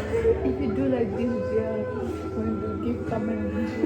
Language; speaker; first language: English; non-native, fluent; Tibetan